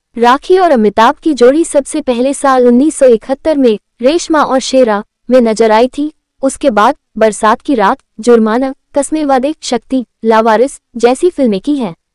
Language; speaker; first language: Hindi; native; Hindi